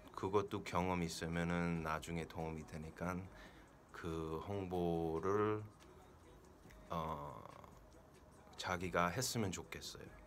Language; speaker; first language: Korean; early bilingual, heritage; Korean